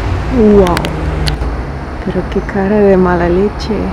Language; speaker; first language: Spanish; non-native, fluent; Russian